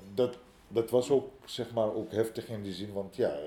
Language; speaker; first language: Dutch; early bilingual, other home language; Arabic